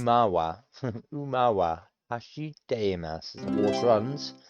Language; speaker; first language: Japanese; non-native, learner; English